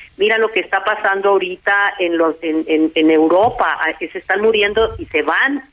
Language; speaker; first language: Spanish; native; Spanish